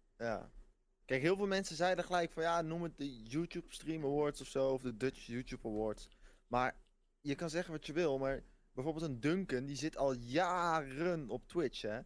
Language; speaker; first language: Dutch; native; Dutch